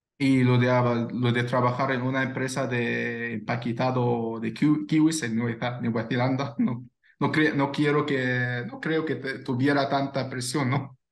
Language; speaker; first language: Spanish; non-native, fluent; Arabic